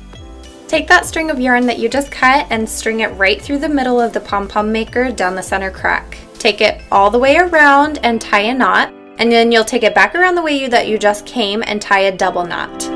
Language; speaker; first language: English; native; English